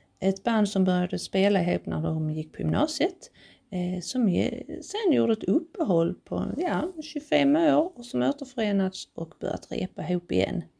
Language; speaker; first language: Swedish; native; Swedish